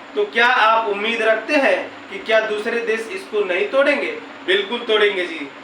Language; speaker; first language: Hindi; native; Hindi